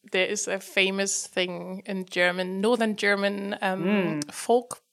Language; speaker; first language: English; non-native, fluent; German